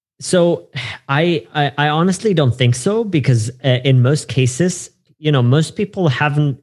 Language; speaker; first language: English; non-native, fluent; German